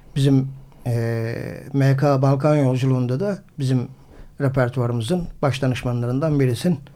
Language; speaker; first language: Turkish; native; Turkish